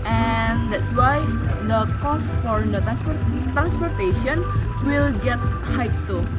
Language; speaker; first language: English; non-native, learner; Indonesian